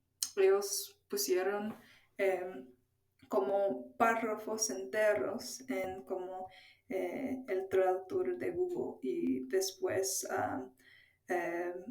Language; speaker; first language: Spanish; non-native, fluent; English